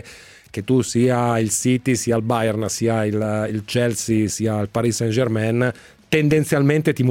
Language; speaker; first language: Italian; native; Italian